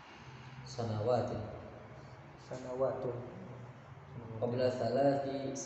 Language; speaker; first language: Arabic; non-native, fluent; Indonesian